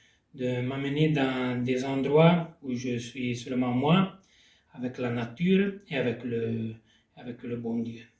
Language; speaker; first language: French; non-native, local second language; Italian